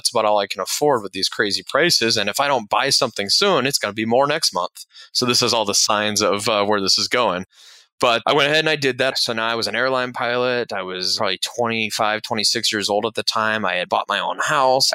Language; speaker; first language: English; native; English